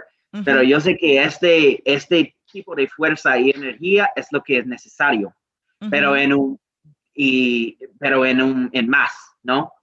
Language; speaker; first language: Spanish; non-native, learner; English